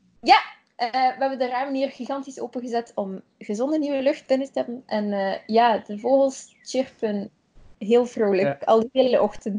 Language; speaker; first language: Dutch; native; Dutch